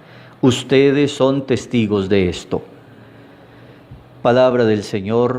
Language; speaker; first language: Spanish; native; Spanish